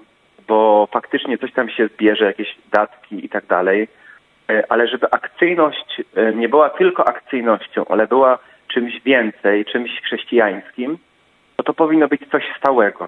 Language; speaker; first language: Polish; native; Polish